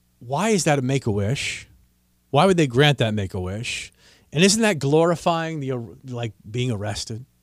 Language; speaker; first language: English; native; English